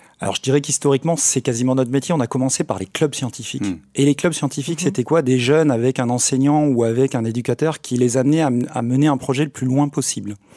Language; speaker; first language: French; native; French